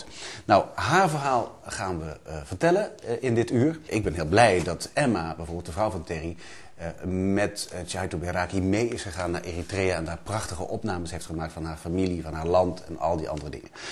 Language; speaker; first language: Dutch; native; Dutch